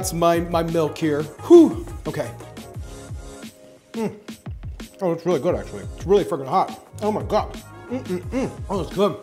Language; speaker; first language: English; native; English